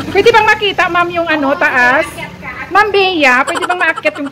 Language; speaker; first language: Filipino; native; Filipino